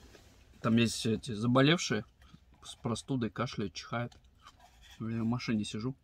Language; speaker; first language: Russian; native; Russian